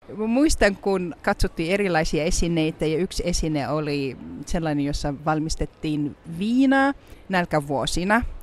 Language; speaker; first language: Finnish; non-native, fluent; Arabic